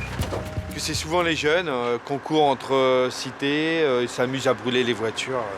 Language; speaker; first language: French; native; French